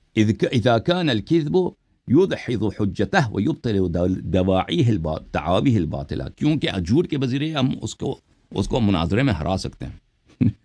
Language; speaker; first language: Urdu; early bilingual, heritage; Urdu